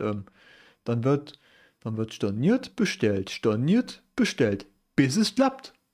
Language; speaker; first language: German; native; German